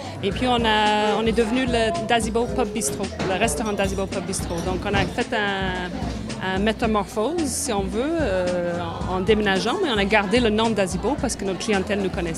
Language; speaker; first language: French; native; French